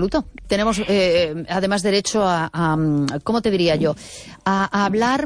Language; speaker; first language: Spanish; native; Spanish